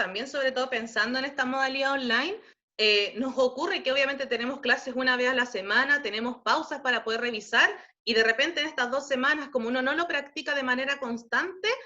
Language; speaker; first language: Spanish; native; Spanish